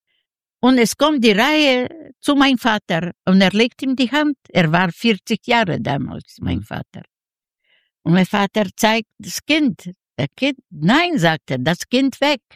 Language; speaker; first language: German; non-native, learner; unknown